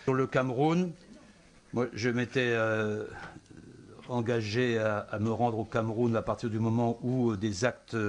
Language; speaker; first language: French; native; French